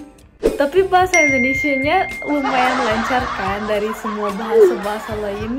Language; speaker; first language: Indonesian; non-native, fluent; German